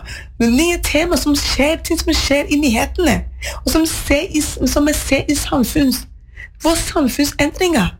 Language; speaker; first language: Norwegian; non-native, fluent; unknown